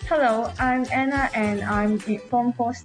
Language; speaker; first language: English; non-native, local second language; Cantonese